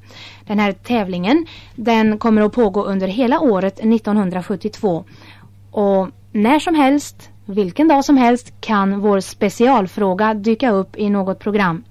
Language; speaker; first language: Swedish; native; Swedish